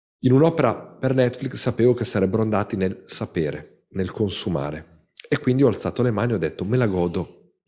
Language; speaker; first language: Italian; native; Italian